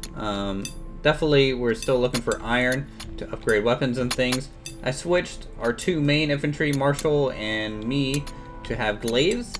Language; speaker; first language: English; native; English